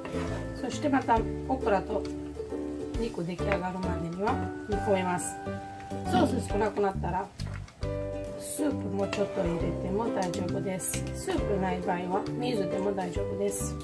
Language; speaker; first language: Japanese; non-native, fluent; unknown